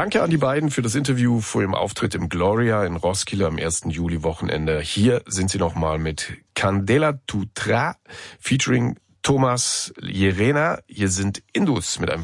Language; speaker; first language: German; native; German